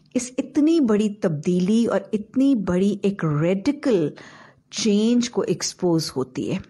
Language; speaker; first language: Urdu; native; Urdu